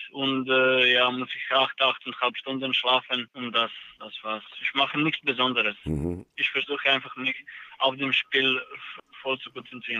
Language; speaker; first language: German; non-native, learner; Serbian